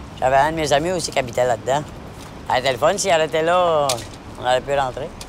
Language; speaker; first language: French; native; French